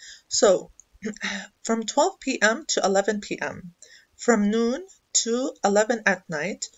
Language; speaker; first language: English; non-native, fluent; Arabic